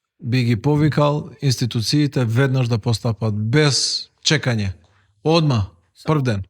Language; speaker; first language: Macedonian; non-native, local second language; Albanian